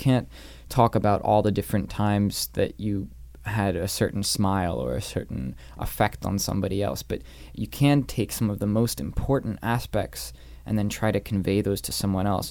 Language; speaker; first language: English; native; English